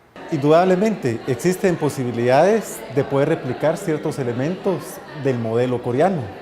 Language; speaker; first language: Spanish; native; Spanish